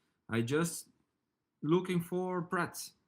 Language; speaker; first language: English; non-native, learner; Portuguese